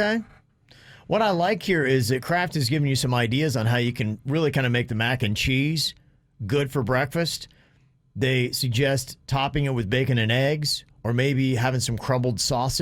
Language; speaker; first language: English; native; English